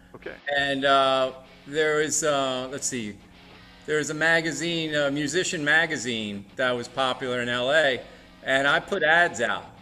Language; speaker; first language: English; native; English